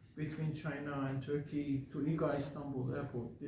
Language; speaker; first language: English; non-native, fluent; Turkish